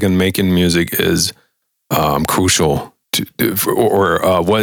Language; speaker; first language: English; non-native, fluent; German